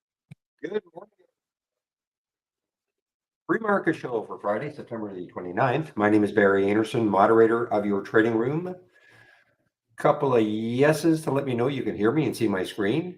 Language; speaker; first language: English; native; English